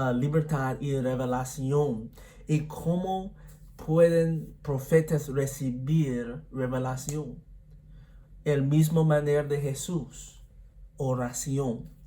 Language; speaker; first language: Spanish; non-native, learner; English